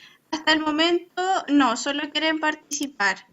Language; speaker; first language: Spanish; native; Spanish